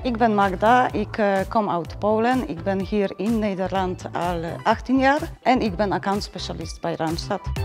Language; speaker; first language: Dutch; non-native, fluent; Polish